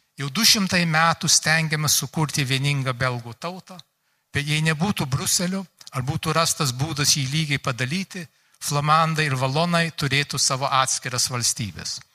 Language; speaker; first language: Lithuanian; early bilingual, heritage; Lithuanian